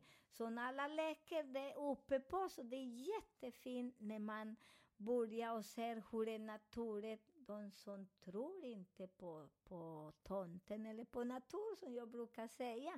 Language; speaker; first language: Swedish; non-native, fluent; Spanish